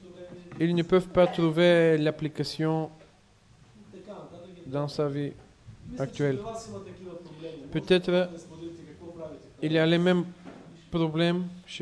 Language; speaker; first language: French; non-native, fluent; Bulgarian